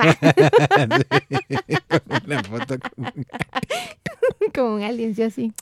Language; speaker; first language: Spanish; native; Spanish